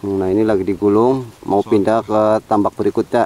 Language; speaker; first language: Indonesian; native; Indonesian